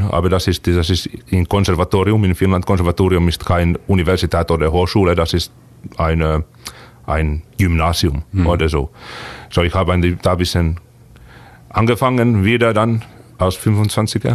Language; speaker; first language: German; non-native, fluent; Finnish